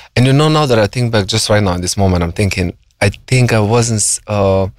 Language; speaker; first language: English; non-native, fluent; Slovenian